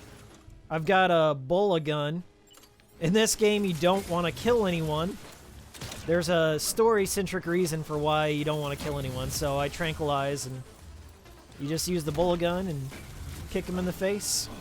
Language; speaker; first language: English; native; English